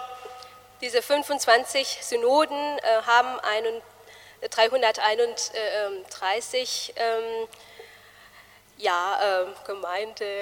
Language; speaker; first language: German; non-native, fluent; Malagasy